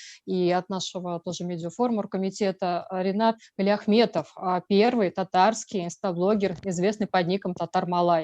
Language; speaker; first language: Russian; native; Russian